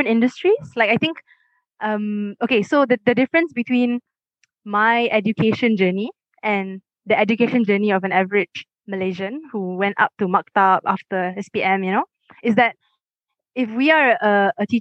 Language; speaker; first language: English; non-native, local second language; Malay